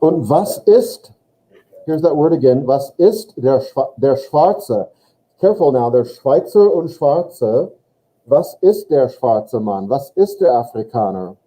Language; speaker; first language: German; non-native, fluent; English